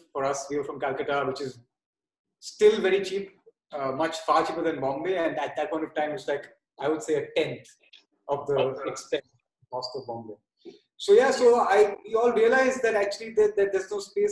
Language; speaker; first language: English; non-native, local second language; Bangla